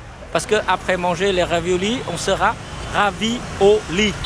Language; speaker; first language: French; non-native, fluent; Vietnamese